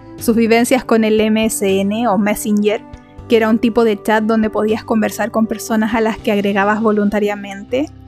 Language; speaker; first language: Spanish; native; Spanish